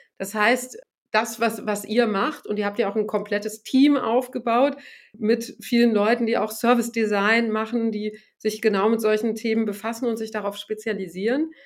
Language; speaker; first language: German; native; German